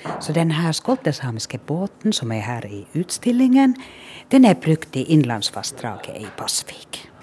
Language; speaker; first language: Norwegian; non-native, fluent; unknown